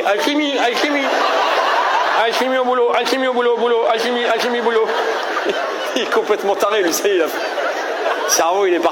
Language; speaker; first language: French; native; French